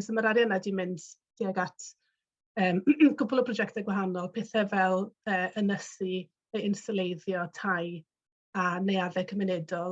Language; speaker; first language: Welsh; native; Welsh